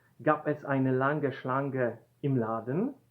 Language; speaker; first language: German; non-native, fluent; Polish